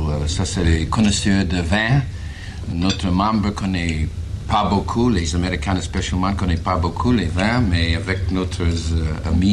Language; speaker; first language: French; non-native, learner; English